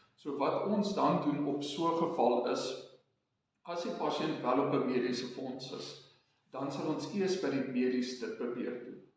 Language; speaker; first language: Afrikaans; non-native, local second language; English